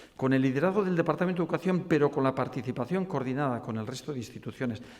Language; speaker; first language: Spanish; non-native, local second language; Basque